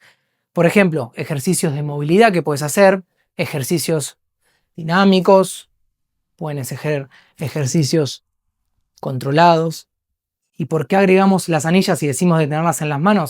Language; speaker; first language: Spanish; native; Spanish